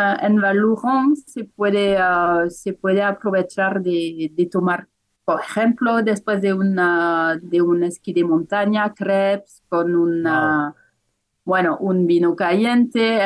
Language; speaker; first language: Spanish; non-native, fluent; French